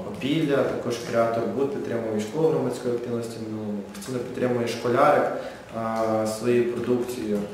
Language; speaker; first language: Ukrainian; native; Ukrainian